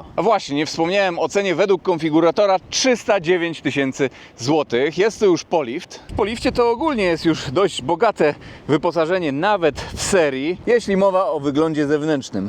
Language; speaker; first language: Polish; native; Polish